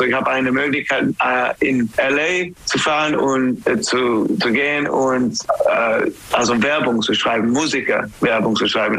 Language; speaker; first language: German; non-native, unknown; English